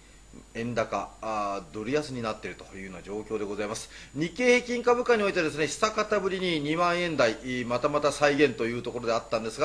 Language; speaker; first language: Japanese; native; Japanese